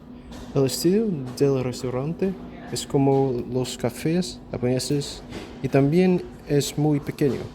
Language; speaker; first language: Spanish; non-native, learner; English